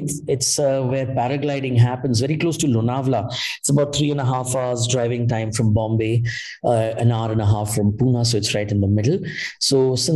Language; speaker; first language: English; non-native, local second language; Hindi